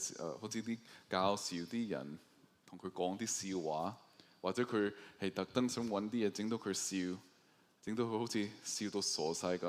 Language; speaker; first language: Cantonese; early bilingual, heritage; Cantonese